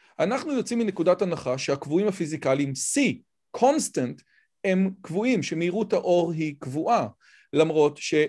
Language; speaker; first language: Hebrew; native; Hebrew